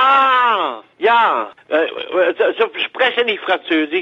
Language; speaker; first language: German; non-native, learner; French